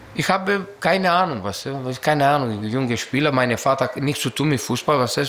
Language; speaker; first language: German; non-native, learner; Greek